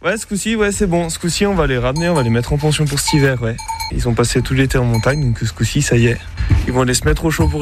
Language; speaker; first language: French; native; French